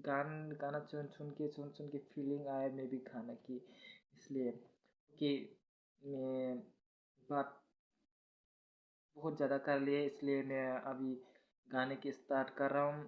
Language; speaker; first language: Hindi; non-native, local second language; Kok Borok